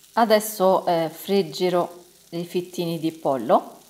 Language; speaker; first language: Italian; non-native, learner; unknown